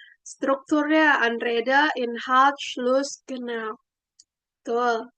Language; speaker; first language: German; non-native, fluent; Indonesian